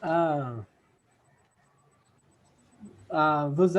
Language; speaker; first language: French; non-native, learner; Portuguese